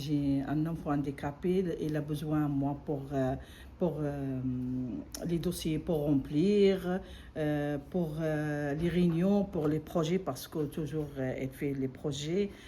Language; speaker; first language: French; non-native, learner; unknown